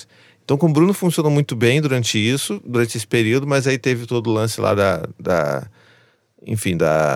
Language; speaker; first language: Portuguese; native; Portuguese